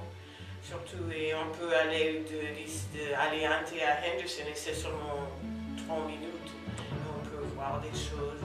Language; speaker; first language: French; non-native, fluent; English